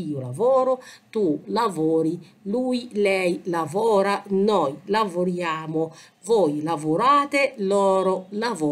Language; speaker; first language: Italian; non-native, fluent; Arabic